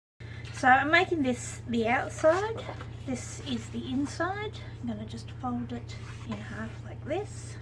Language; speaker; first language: English; native; English